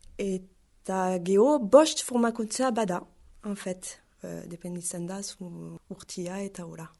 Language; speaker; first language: Basque; native; Basque